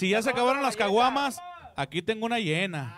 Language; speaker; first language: Spanish; native; Spanish